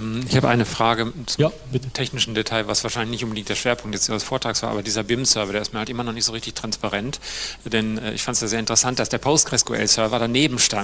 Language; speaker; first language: German; native; German